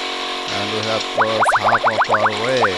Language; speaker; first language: English; non-native, learner; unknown